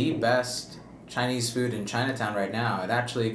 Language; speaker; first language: English; non-native, local second language; Filipino